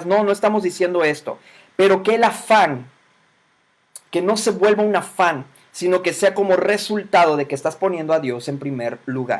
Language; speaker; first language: Spanish; native; Spanish